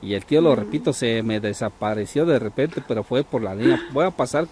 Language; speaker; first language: Spanish; native; Spanish